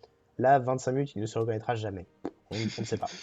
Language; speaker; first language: French; native; French